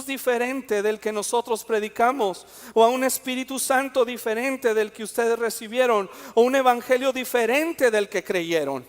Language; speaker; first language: Spanish; native; Spanish